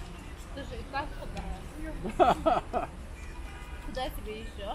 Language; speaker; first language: Russian; non-native, local second language; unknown